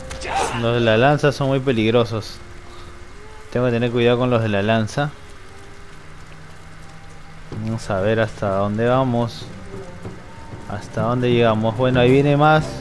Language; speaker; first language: Spanish; native; Spanish